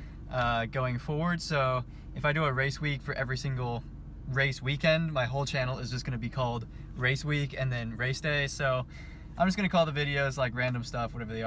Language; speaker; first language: English; native; English